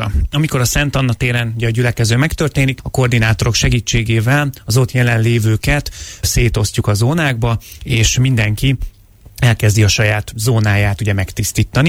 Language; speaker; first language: Hungarian; native; Hungarian